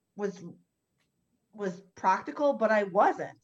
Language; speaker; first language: English; native; English